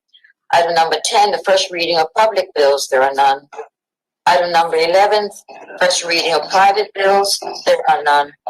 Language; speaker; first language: English; native; English